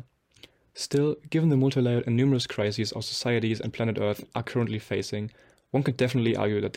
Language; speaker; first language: English; non-native, fluent; German